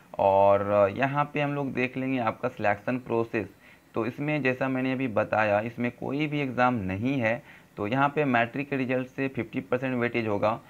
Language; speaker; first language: Hindi; native; Hindi